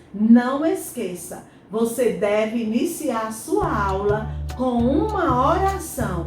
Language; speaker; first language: Portuguese; native; Portuguese